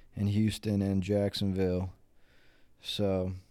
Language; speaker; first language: English; native; English